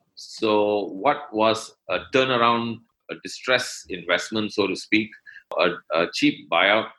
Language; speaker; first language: English; non-native, local second language; Tamil